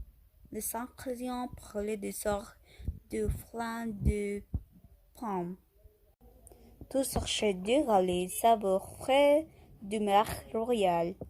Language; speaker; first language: French; non-native, learner; Spanish